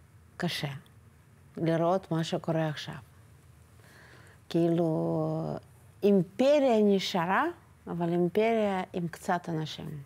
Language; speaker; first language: Hebrew; non-native, fluent; Russian